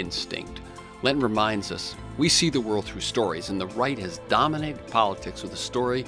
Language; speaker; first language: English; native; English